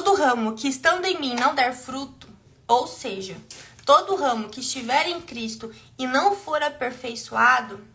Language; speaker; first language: Portuguese; native; Portuguese